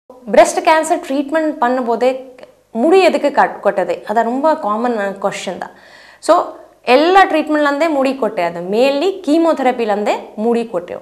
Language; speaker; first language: Tamil; non-native, fluent; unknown